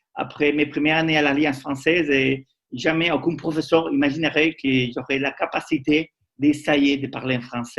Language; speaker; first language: French; non-native, learner; Spanish